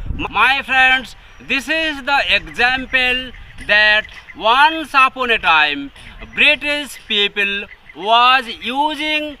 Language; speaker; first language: English; non-native, local second language; Bangla